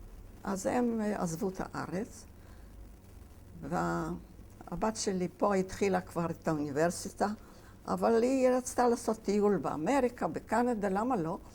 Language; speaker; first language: Hebrew; non-native, fluent; Yiddish